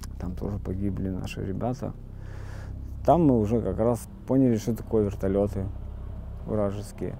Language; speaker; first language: Russian; native; Russian